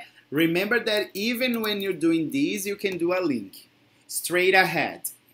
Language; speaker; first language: English; non-native, fluent; Portuguese